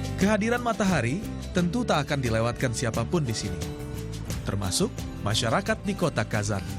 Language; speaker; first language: Indonesian; native; Indonesian